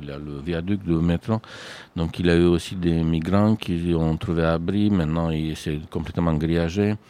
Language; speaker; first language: French; non-native, fluent; Romanian